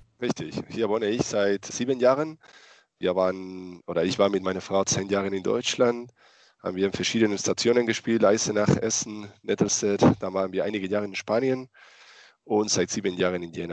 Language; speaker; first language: German; non-native, learner; Croatian